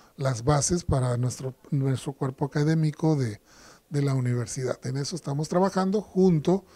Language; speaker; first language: Spanish; native; Spanish